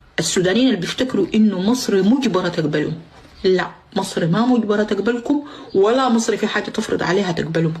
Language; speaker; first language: Arabic; native; Arabic